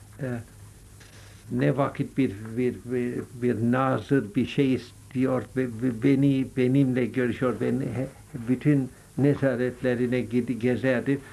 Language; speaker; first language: Turkish; non-native, fluent; English